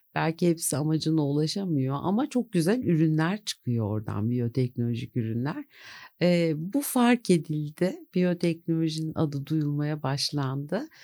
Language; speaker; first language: Turkish; native; Turkish